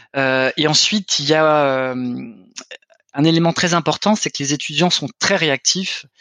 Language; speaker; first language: French; native; French